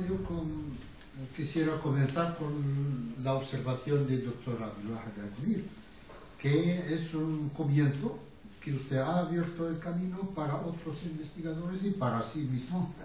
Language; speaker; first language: Spanish; non-native, fluent; Arabic